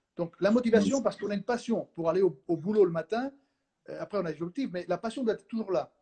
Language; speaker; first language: French; non-native, fluent; Spanish